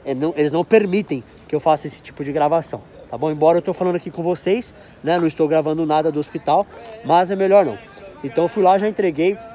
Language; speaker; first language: Portuguese; native; Portuguese